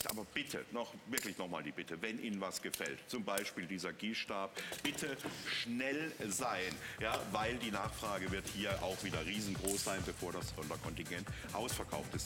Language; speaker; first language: German; native; German